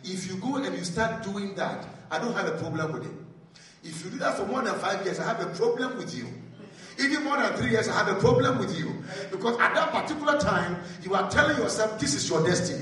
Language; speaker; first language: English; non-native, local second language; Akan